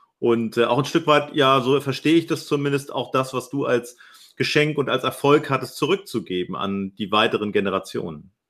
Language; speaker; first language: German; native; German